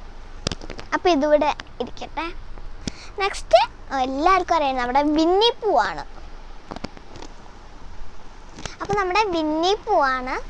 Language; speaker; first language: Malayalam; native; Malayalam